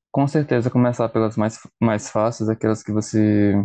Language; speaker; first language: Portuguese; native; Portuguese